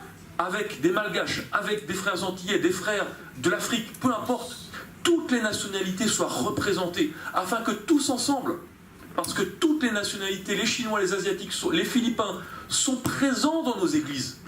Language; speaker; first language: French; native; French